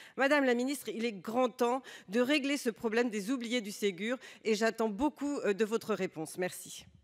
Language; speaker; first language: French; native; French